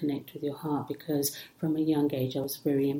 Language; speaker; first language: English; early bilingual, other home language; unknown